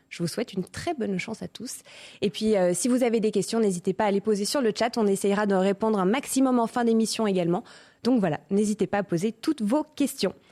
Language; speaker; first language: French; native; French